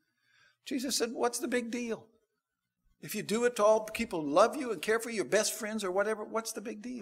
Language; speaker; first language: English; native; English